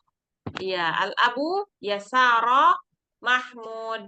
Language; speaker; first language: Arabic; non-native, fluent; Indonesian